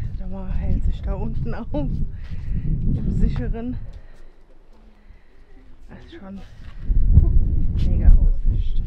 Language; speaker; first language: German; native; German